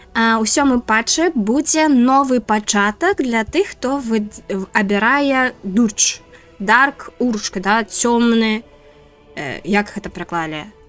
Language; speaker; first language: Belarusian; non-native, local second language; Russian